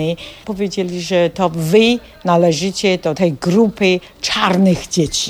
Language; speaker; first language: Polish; non-native, fluent; Chinese